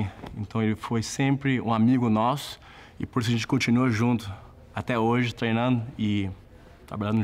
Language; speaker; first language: Portuguese; early bilingual, heritage; Portuguese